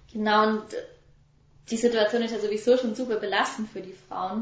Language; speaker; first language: German; native; German